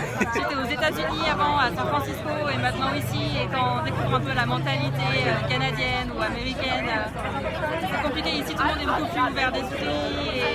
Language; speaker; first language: French; native; French